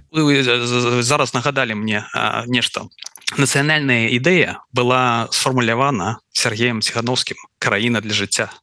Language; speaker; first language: Belarusian; non-native, local second language; Russian